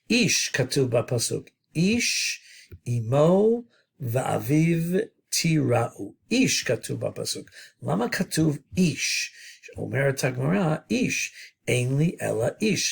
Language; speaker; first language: Hebrew; non-native, fluent; English